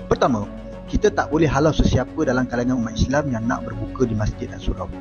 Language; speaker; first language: Malay; native; Malay